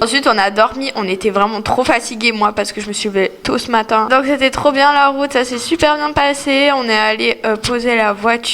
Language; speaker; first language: French; native; French